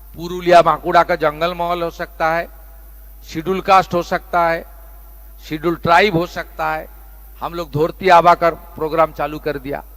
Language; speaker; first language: Hindi; non-native, local second language; Bangla